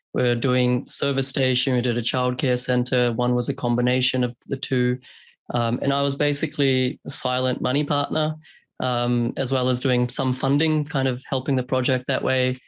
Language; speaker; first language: English; early bilingual, other home language; Hindi